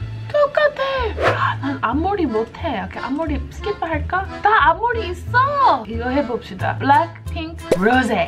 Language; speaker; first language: Korean; non-native, fluent; English